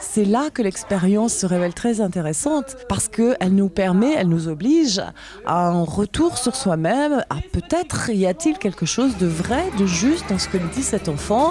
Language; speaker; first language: French; native; French